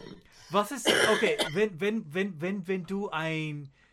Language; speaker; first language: German; non-native, learner; English